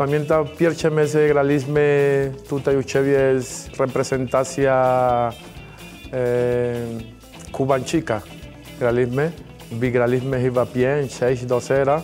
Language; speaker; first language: Polish; non-native, fluent; Spanish